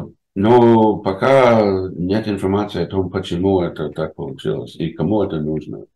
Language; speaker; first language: Russian; non-native, fluent; English